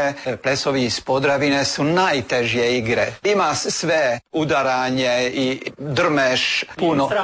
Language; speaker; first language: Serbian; early bilingual, heritage; Serbian